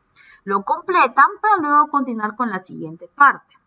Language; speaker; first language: Spanish; native; Spanish